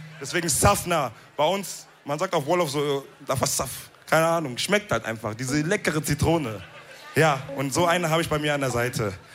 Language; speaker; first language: German; early bilingual, other home language; Wolof